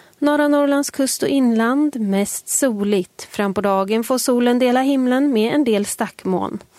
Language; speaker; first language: Swedish; native; Swedish